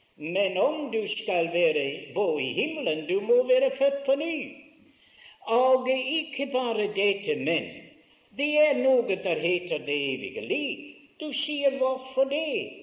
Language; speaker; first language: Norwegian; early bilingual, heritage; Norwegian